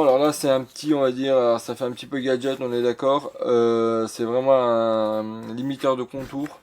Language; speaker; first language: French; native; French